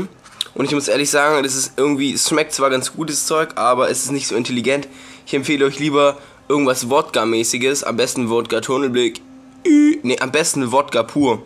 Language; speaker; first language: German; native; German